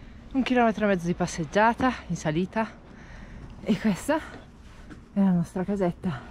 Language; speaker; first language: Italian; native; Italian